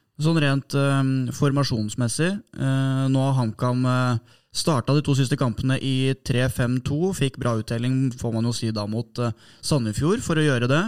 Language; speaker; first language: Norwegian; native; Norwegian